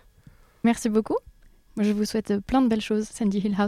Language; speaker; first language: French; native; French